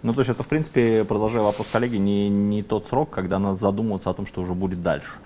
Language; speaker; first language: Russian; native; Russian